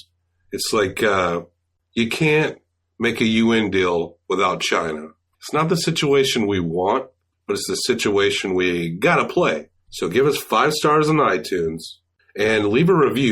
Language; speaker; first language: English; native; English